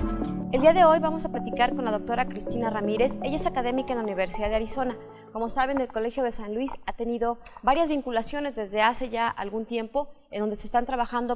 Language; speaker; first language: Spanish; native; Spanish